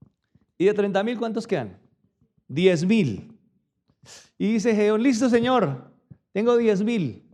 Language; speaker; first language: Spanish; native; Spanish